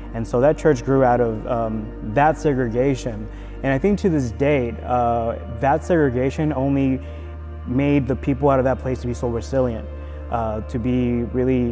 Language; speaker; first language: English; native; English